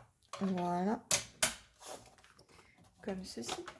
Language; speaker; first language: French; native; French